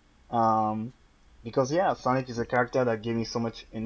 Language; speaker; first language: English; non-native, fluent; French